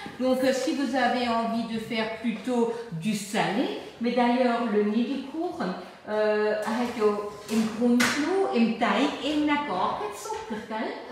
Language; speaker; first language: French; native; French